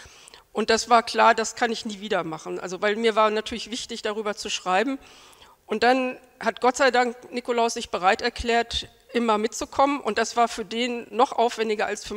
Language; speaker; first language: German; native; German